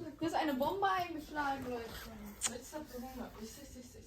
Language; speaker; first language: German; early bilingual, other home language; Turkish